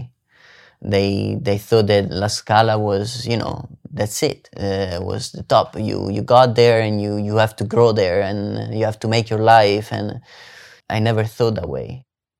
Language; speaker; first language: English; non-native, fluent; Italian